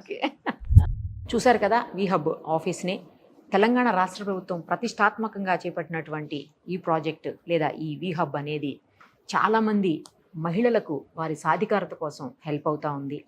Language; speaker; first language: Telugu; native; Telugu